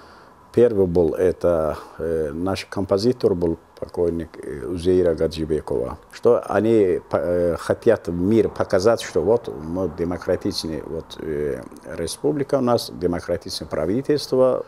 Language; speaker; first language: Russian; non-native, local second language; Azerbaijani